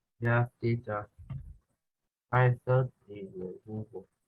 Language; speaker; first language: English; non-native, learner; Vietnamese